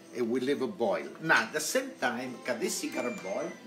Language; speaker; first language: English; non-native, learner; Italian